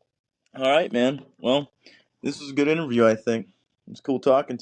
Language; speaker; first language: English; native; English